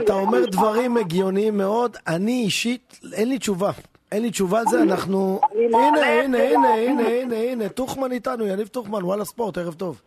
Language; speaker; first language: Hebrew; native; Hebrew